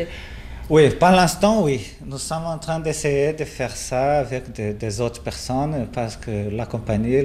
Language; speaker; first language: French; non-native, fluent; Portuguese